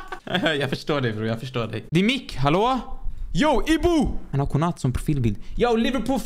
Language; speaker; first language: Swedish; native; Swedish